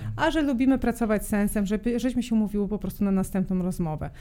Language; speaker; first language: Polish; non-native, fluent; Serbian